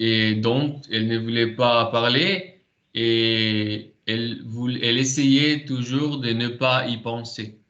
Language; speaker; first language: French; non-native, fluent; Spanish